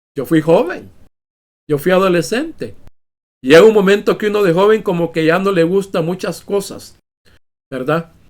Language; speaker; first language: Spanish; native; Spanish